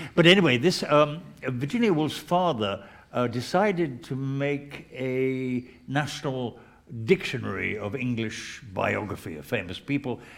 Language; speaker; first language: English; native; English